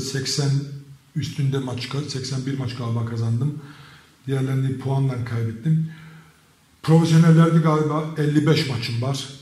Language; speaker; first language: Turkish; early bilingual, heritage; Turkish